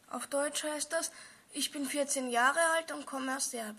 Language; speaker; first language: German; early bilingual, other home language; Serbian